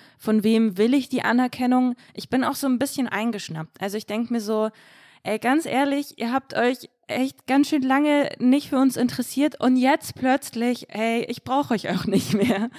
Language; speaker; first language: German; early bilingual, other home language; Russian